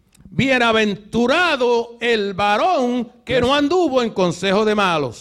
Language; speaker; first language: Spanish; native; Spanish